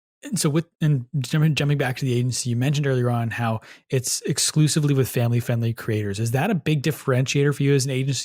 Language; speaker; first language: English; native; English